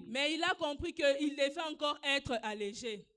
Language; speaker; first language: French; non-native, local second language; Swahili